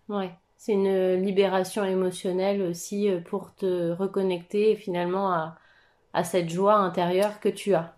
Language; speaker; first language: French; native; French